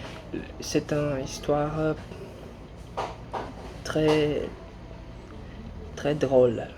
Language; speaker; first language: French; non-native, learner; Portuguese